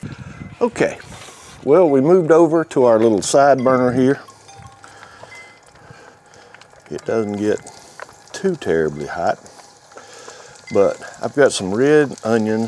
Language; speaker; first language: English; native; English